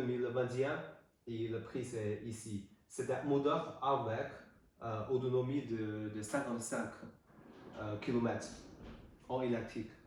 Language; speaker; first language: French; non-native, learner; Chinese